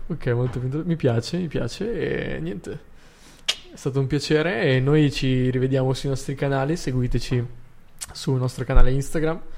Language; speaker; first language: Italian; early bilingual, other home language; Arabic